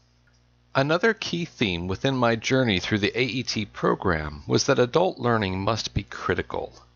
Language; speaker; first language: English; native; English